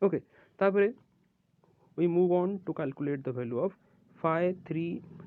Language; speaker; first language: English; non-native, local second language; Odia